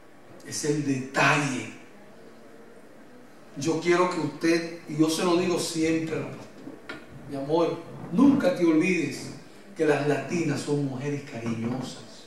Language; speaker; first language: Spanish; native; Spanish